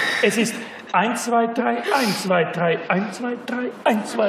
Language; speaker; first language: German; non-native, learner; Spanish